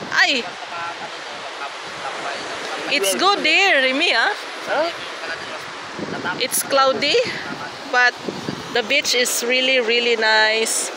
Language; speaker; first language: English; non-native, local second language; Filipino